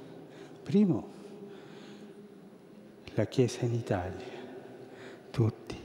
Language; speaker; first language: Italian; non-native, fluent; Spanish